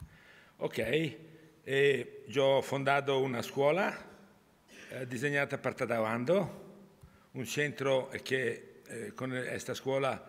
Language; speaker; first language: Spanish; non-native, learner; Italian